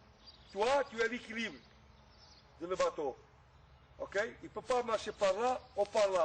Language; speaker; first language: French; non-native, fluent; Portuguese